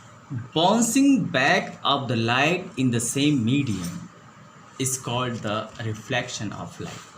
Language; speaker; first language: English; non-native, local second language; Hindi